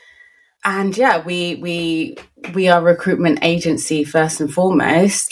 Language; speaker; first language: English; native; English